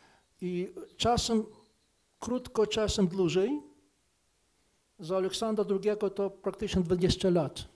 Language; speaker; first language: Polish; non-native, fluent; Ukrainian